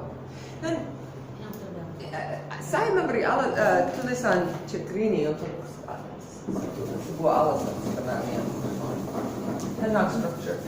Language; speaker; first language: Indonesian; non-native, fluent; English